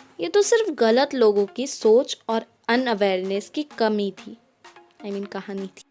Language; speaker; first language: Hindi; non-native, local second language; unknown